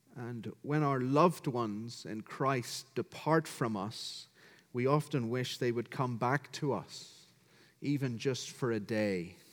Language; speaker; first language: English; native; English